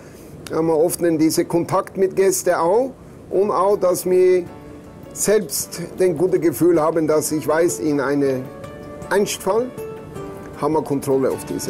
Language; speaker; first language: German; non-native, learner; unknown